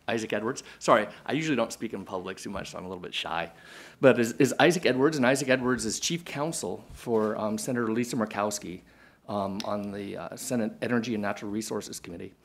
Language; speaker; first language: English; native; English